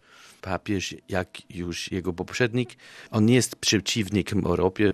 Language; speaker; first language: Polish; non-native, fluent; German